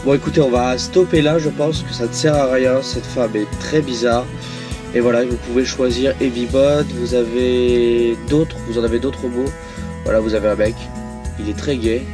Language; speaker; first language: French; native; French